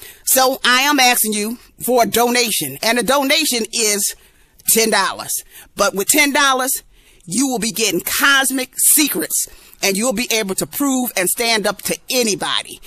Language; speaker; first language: English; native; English